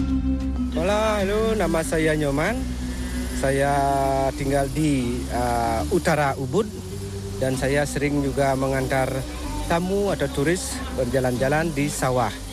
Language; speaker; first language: Indonesian; non-native, local second language; Balinese